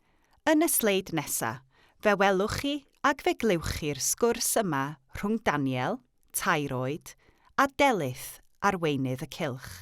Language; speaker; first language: Welsh; native; Welsh